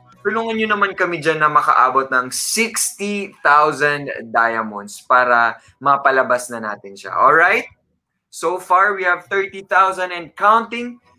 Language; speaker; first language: Filipino; native; Filipino